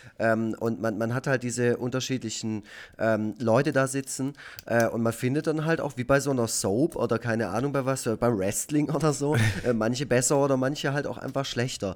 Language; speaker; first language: German; native; German